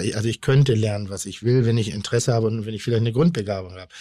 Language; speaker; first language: German; native; German